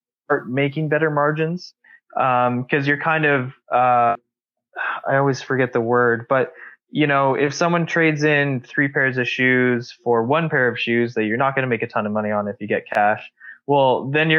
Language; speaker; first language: English; native; English